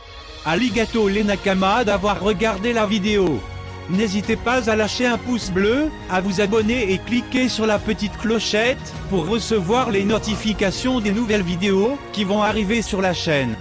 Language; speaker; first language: French; native; French